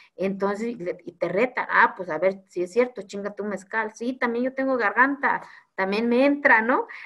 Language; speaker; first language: Spanish; non-native, local second language; Zapotec